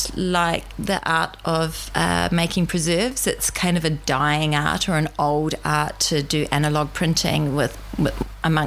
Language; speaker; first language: English; native; English